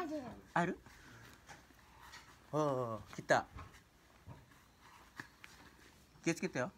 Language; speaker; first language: Japanese; non-native, learner; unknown